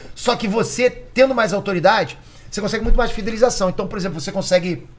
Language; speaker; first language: Portuguese; native; Portuguese